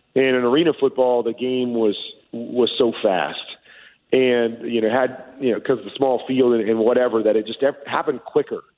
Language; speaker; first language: English; native; English